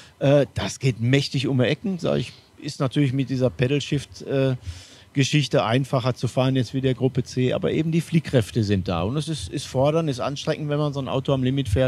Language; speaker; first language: German; native; German